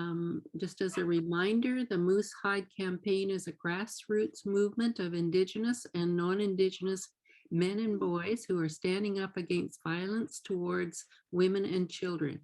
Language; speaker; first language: English; native; English